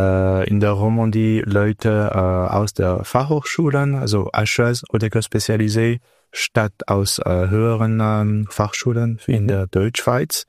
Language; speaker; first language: German; non-native, local second language; French